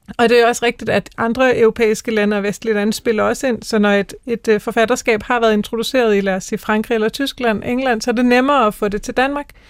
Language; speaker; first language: Danish; native; Danish